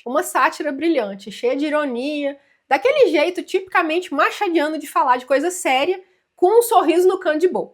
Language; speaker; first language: Portuguese; native; Portuguese